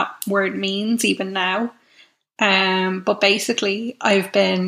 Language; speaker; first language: English; native; English